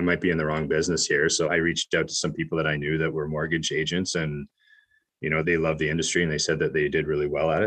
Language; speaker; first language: English; native; English